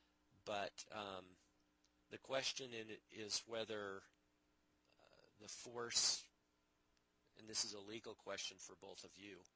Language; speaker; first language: English; native; English